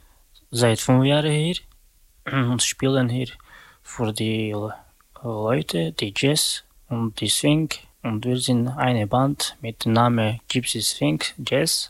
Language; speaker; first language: German; non-native, learner; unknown